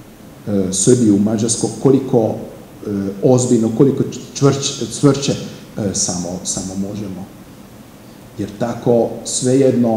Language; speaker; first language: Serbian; non-native, fluent; Hungarian